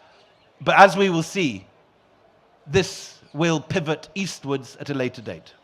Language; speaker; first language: English; native; English